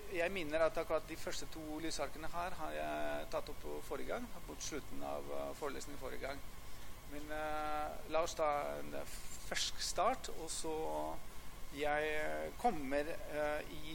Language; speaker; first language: Norwegian; non-native, fluent; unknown